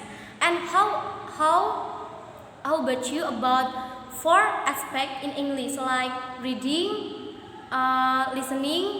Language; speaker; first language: English; non-native, learner; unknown